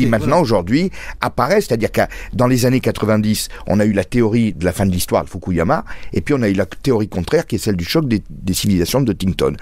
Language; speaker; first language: French; native; French